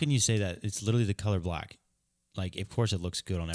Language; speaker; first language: English; native; English